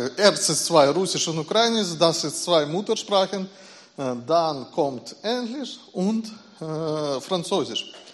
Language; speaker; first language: German; non-native, learner; Ukrainian